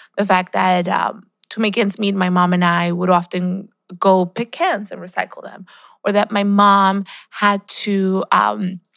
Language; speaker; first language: English; early bilingual, other home language; Spanish